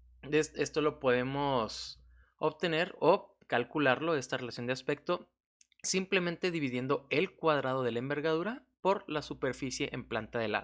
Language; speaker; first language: Spanish; native; Spanish